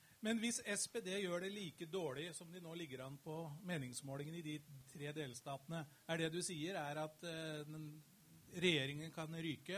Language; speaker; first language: Norwegian; native; Norwegian